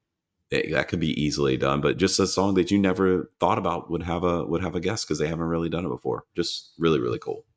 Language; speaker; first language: English; native; English